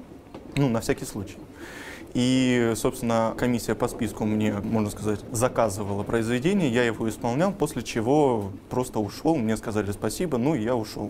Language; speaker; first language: Russian; native; Russian